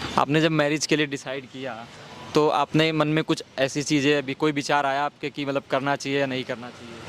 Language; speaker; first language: Hindi; native; Hindi